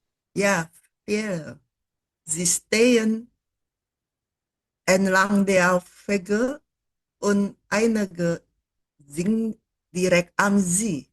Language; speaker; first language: German; non-native, learner; Indonesian